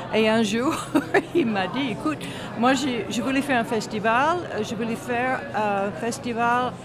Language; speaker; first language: French; non-native, fluent; English